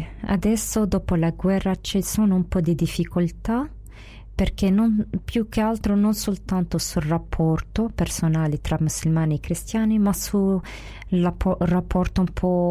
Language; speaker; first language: Italian; non-native, fluent; Arabic